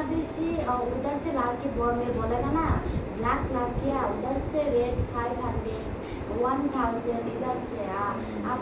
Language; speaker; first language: Hindi; non-native, learner; Bangla